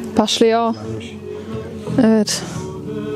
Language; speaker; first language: Turkish; non-native, learner; German